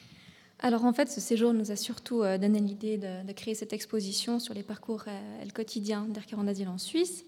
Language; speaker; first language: French; native; French